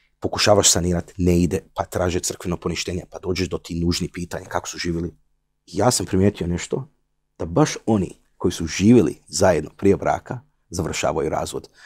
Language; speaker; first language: Croatian; early bilingual, heritage; Croatian